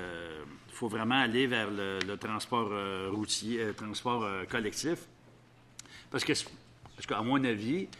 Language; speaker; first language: French; native; French